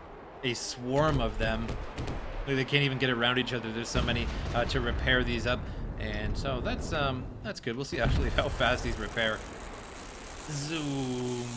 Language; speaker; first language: English; native; English